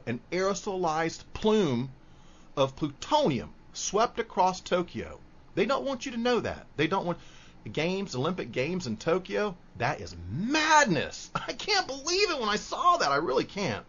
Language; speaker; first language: English; native; English